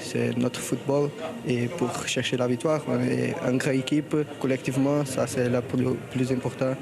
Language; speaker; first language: French; non-native, learner; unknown